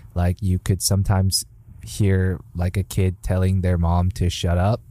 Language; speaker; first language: English; native; English